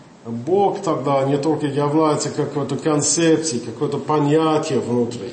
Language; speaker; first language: Russian; non-native, fluent; English